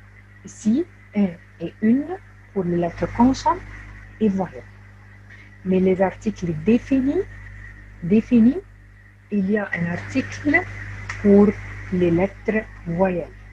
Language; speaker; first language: French; non-native, fluent; Arabic